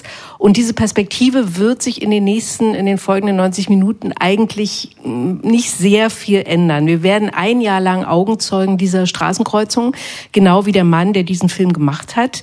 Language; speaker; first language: German; native; German